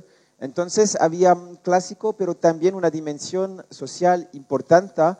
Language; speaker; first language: Spanish; non-native, learner; French